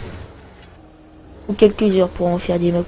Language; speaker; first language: French; native; French